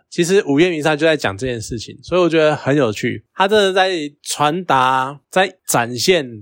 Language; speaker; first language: Chinese; native; Chinese